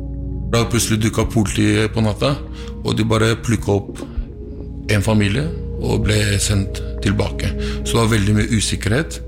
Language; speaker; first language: Norwegian; early bilingual, other home language; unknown